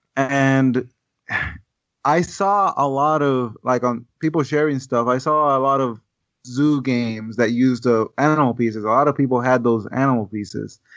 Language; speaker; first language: English; non-native, fluent; Spanish